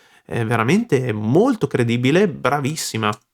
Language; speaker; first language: Italian; native; Italian